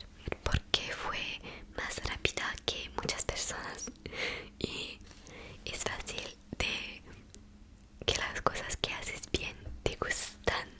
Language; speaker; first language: Spanish; non-native, fluent; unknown